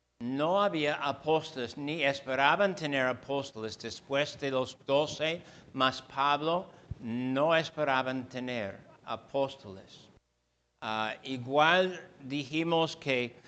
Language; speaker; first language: Spanish; non-native, fluent; English